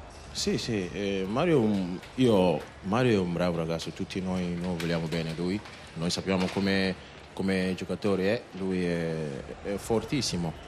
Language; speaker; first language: Italian; non-native, fluent; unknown